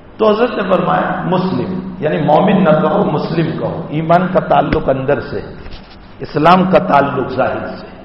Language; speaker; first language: Urdu; non-native, local second language; Gujarati